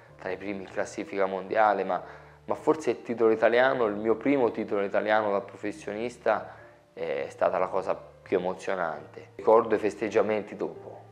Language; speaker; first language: Italian; native; Italian